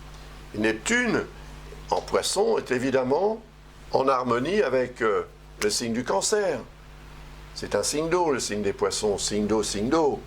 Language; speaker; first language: French; native; French